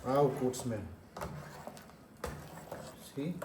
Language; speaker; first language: English; non-native, learner; Khmer